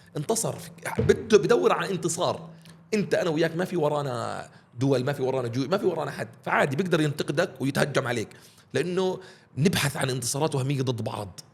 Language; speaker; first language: Arabic; early bilingual, heritage; Arabic